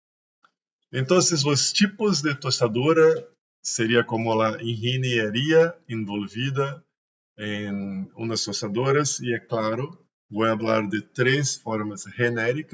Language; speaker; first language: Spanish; non-native, learner; Portuguese